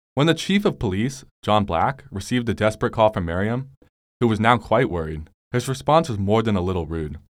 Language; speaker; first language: English; native; English